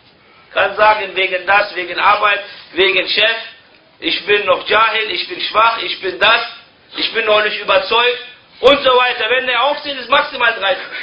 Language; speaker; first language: German; non-native, fluent; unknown